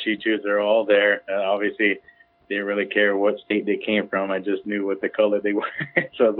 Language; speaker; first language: English; native; English